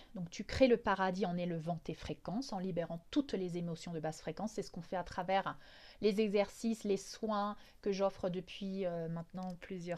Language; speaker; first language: French; native; French